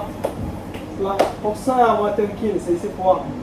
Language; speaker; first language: French; non-native, learner; Bangla